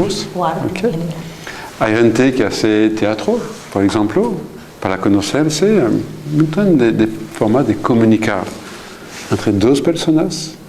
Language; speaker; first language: Spanish; non-native, fluent; French